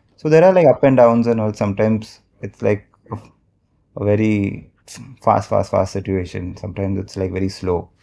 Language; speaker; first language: English; non-native, local second language; Marathi